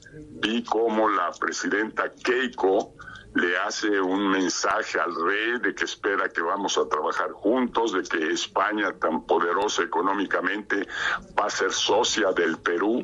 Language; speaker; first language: Spanish; native; Spanish